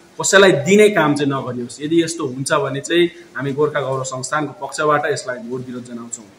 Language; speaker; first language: Nepali; native; Nepali